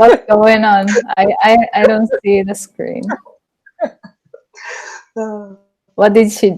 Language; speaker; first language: English; non-native, fluent; Japanese